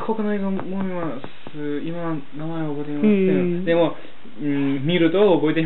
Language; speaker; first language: Japanese; non-native, learner; Russian